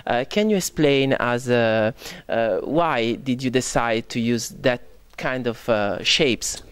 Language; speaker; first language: English; non-native, fluent; Italian